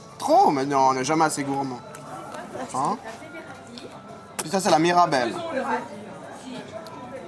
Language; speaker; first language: French; native; French